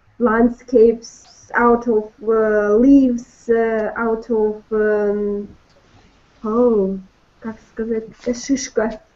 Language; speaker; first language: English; non-native, learner; Russian